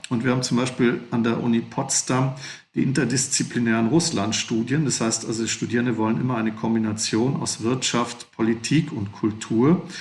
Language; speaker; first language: German; native; German